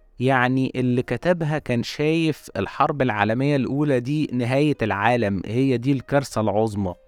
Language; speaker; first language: Arabic; native; Arabic